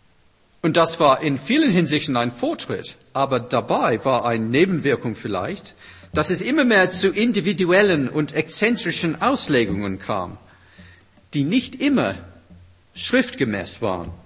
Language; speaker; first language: German; non-native, fluent; English